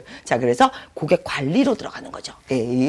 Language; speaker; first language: Korean; native; Korean